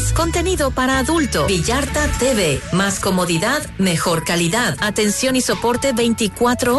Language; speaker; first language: Spanish; native; Spanish